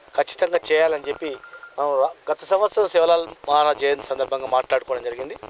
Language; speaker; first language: Telugu; native; Telugu